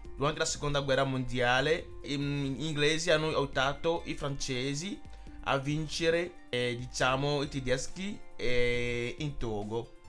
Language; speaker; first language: Italian; non-native, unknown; Ewe